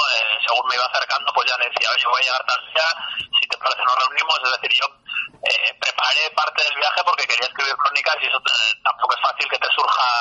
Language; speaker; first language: Spanish; native; Spanish